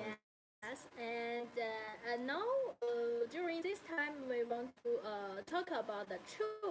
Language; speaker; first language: English; non-native, learner; Chinese